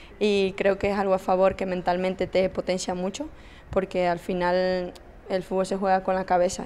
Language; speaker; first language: Spanish; native; Spanish